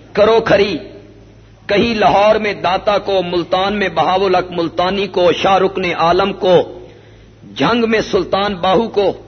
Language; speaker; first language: Urdu; non-native, local second language; Punjabi